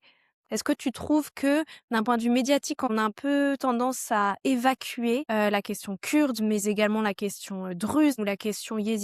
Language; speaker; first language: French; native; French